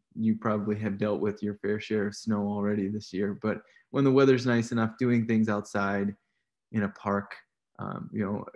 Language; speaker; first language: English; native; English